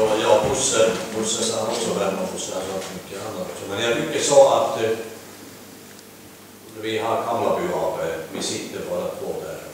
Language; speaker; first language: Swedish; non-native, learner; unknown